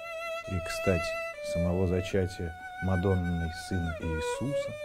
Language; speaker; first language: Russian; native; Russian